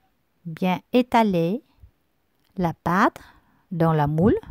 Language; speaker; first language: French; non-native, learner; Vietnamese